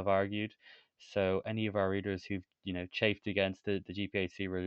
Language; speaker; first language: English; native; English